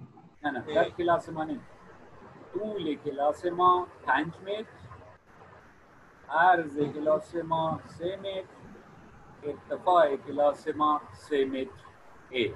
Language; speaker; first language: Persian; non-native, fluent; Urdu